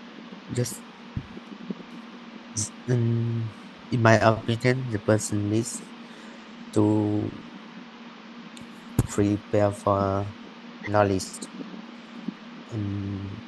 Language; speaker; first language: English; non-native, learner; Vietnamese